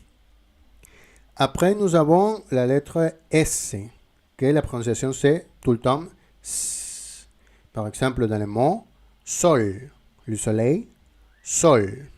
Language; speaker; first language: French; non-native, fluent; Spanish